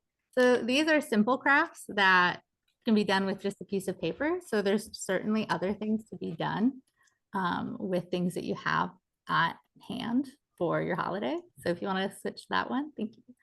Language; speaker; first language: English; native; English